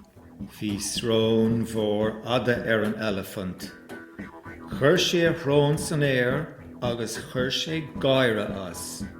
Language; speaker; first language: Irish; native; Irish